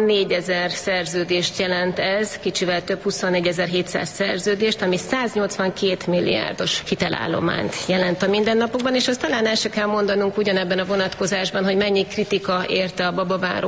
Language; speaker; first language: Hungarian; native; Hungarian